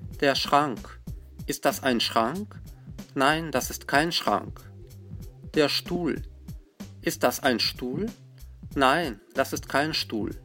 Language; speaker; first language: German; non-native, fluent; Russian